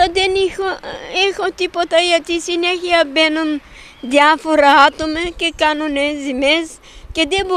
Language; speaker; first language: Greek; non-native, fluent; Bulgarian